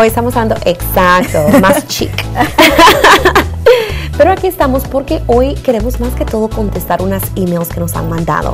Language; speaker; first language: Spanish; native; Spanish